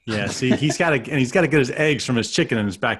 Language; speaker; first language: English; native; English